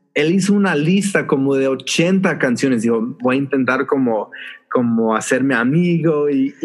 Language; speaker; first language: Spanish; early bilingual, heritage; Spanish